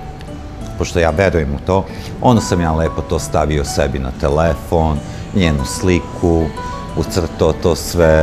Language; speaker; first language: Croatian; early bilingual, heritage; Croatian